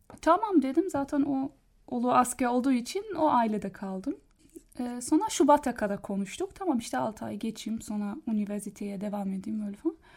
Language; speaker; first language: Turkish; non-native, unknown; German